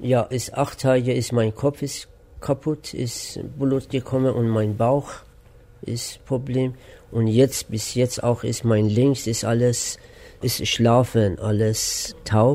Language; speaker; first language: German; non-native, learner; Persian